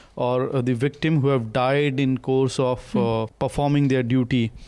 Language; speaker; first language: English; non-native, local second language; Hindi